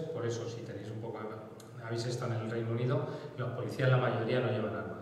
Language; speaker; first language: Spanish; native; Spanish